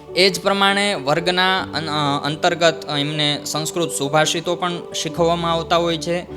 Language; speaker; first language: Gujarati; native; Gujarati